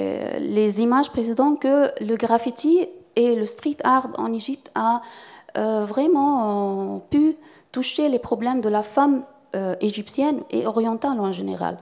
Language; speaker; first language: French; non-native, fluent; Arabic